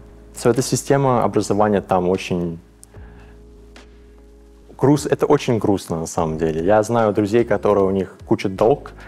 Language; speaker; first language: Russian; early bilingual, heritage; English